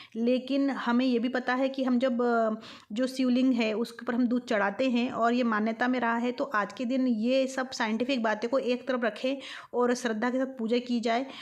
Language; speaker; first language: Hindi; non-native, local second language; Bangla